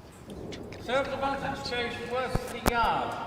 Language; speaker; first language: English; native; English